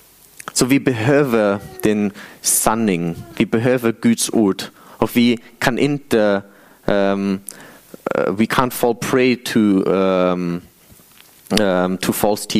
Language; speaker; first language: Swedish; non-native, fluent; English